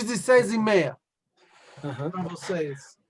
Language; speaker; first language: Portuguese; non-native, learner; English